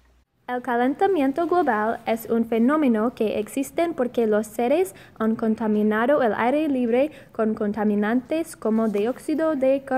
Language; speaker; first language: Spanish; non-native, learner; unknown